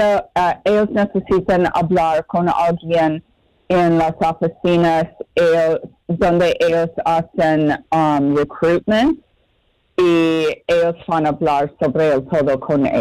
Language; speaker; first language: Spanish; non-native, fluent; English